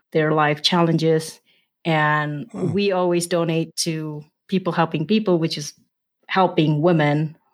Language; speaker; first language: English; non-native, fluent; Indonesian